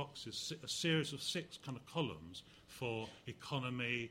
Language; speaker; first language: English; native; English